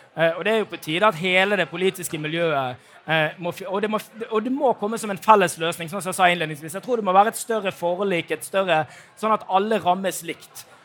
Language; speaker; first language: Norwegian; native; Norwegian